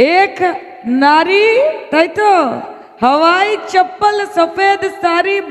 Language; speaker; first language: Hindi; non-native, local second language; Bangla